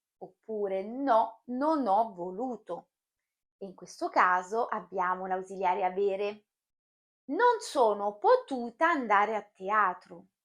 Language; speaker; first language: Italian; native; Italian